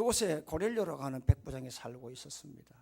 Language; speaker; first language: Korean; native; Korean